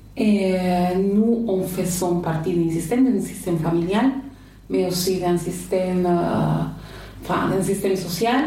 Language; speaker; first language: French; non-native, fluent; Spanish